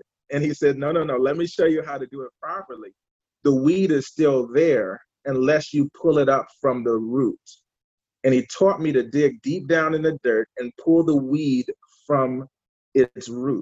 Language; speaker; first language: English; native; English